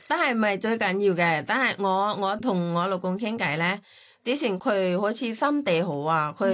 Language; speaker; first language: Cantonese; non-native, learner; Thai